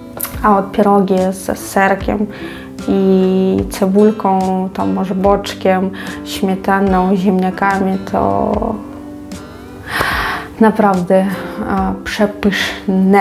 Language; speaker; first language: Polish; non-native, fluent; Ukrainian